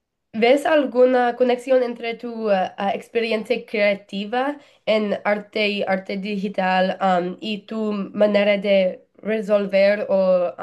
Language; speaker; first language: Spanish; non-native, learner; English